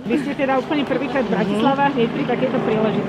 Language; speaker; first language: Slovak; native; Slovak